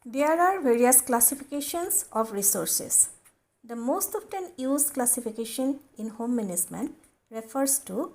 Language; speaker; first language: English; non-native, local second language; Assamese